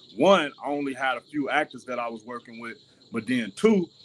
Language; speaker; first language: English; native; English